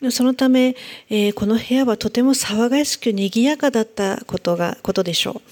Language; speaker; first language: Japanese; native; Japanese